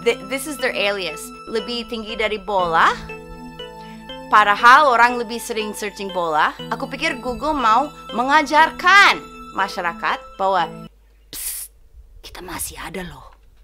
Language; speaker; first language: Indonesian; non-native, fluent; English